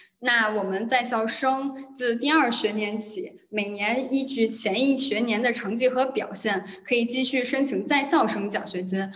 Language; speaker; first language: Chinese; native; Chinese